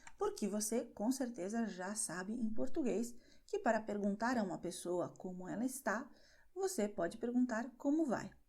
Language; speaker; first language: Portuguese; non-native, fluent; Spanish